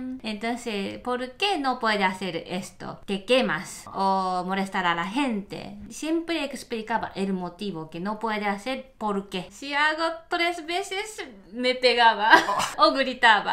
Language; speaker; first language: Spanish; non-native, learner; Japanese